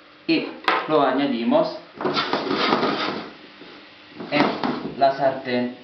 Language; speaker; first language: Spanish; non-native, fluent; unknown